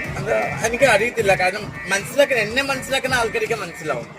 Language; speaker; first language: Malayalam; non-native, fluent; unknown